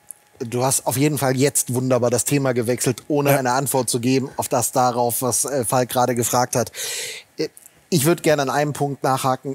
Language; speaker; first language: German; native; German